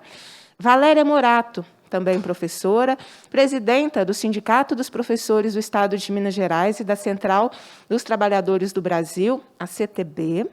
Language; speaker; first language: Portuguese; native; Portuguese